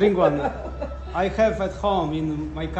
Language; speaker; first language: English; non-native, learner; Polish